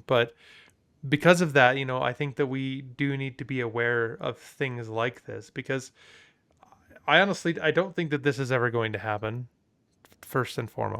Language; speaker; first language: English; native; English